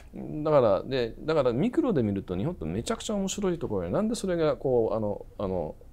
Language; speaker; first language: Japanese; early bilingual, other home language; English